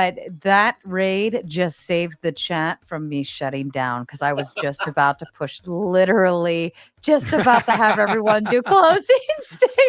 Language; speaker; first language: English; native; English